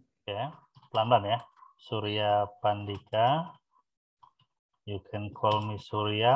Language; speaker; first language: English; non-native, fluent; Indonesian